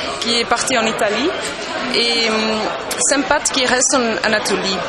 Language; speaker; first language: French; non-native, local second language; Dutch